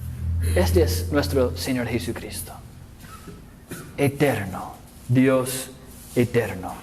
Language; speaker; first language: Spanish; non-native, fluent; English